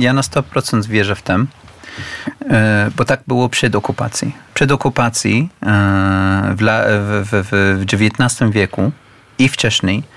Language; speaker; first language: Polish; non-native, fluent; Arabic